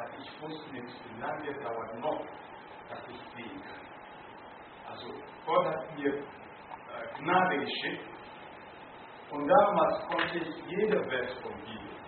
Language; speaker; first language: German; non-native, learner; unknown